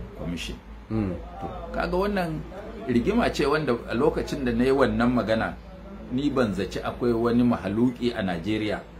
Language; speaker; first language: Hausa; non-native, local second language; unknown